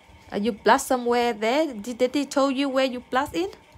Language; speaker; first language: English; non-native, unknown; Vietnamese